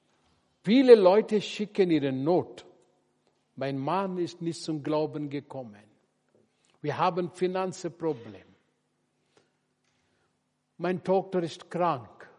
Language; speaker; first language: German; non-native, learner; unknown